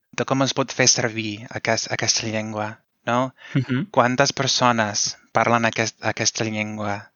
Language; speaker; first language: Catalan; non-native, fluent; English